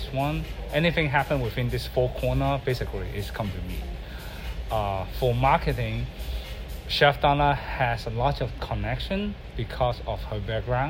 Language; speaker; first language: English; non-native, local second language; Cantonese